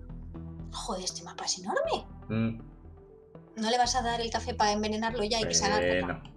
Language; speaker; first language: Spanish; native; Spanish